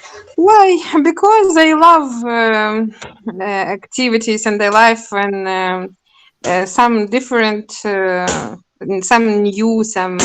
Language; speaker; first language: English; non-native, learner; Russian